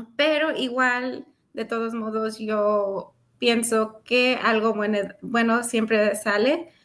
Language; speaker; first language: Spanish; early bilingual, heritage; Spanish